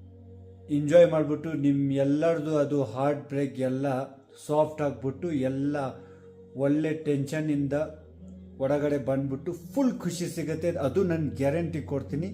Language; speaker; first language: Kannada; non-native, fluent; Ladakhi